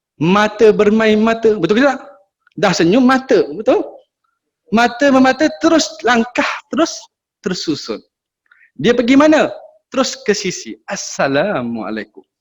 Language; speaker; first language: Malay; native; Malay